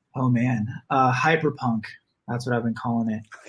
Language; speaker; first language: English; native; English